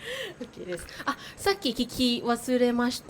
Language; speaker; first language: Japanese; non-native, learner; Thai